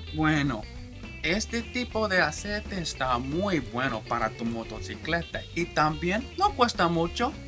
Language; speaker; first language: Spanish; non-native, learner; English